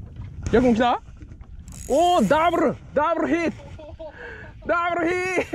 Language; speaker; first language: Japanese; native; Japanese